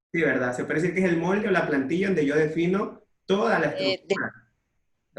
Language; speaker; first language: Spanish; native; Spanish